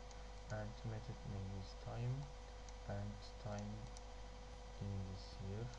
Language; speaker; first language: English; non-native, learner; Turkish